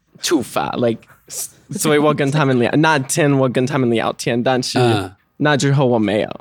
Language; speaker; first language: Chinese; non-native, learner; English